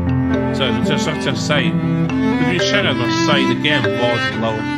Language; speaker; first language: Welsh; native; Welsh